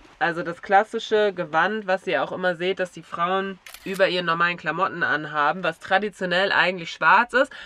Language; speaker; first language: German; native; German